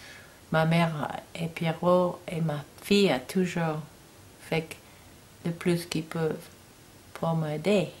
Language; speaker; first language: French; non-native, learner; English